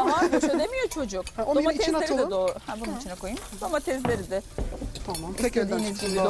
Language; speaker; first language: Turkish; native; Turkish